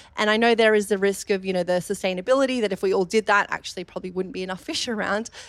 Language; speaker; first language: English; native; English